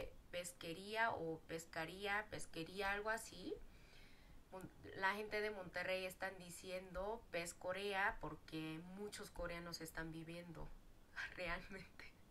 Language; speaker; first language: Spanish; non-native, fluent; Korean